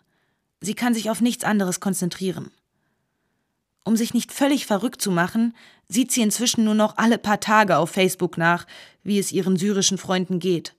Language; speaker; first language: German; native; German